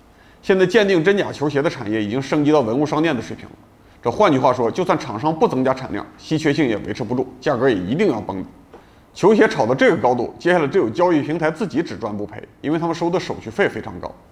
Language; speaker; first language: Chinese; native; Chinese